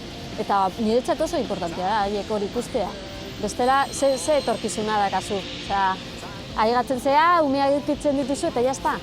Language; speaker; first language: Basque; non-native, learner; Spanish